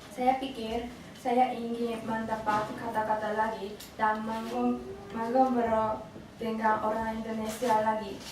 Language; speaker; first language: Indonesian; non-native, learner; Japanese